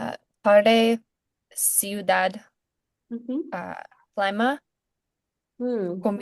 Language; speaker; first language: Spanish; non-native, learner; English